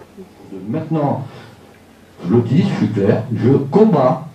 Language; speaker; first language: French; native; French